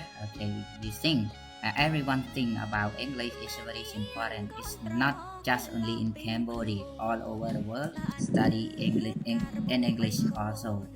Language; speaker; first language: English; non-native, learner; Khmer